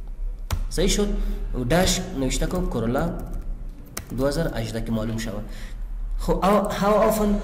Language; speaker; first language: Persian; non-native, local second language; Pashto